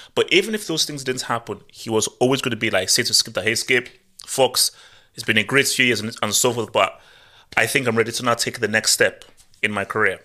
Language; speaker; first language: English; non-native, local second language; Yoruba